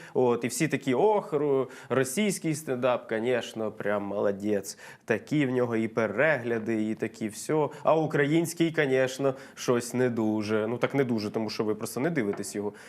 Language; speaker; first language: Ukrainian; non-native, local second language; Russian